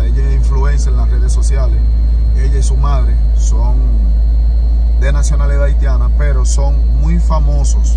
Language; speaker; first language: Spanish; native; Spanish